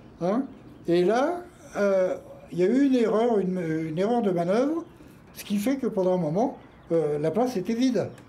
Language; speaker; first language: French; native; French